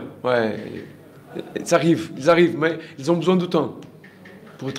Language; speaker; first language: French; non-native, learner; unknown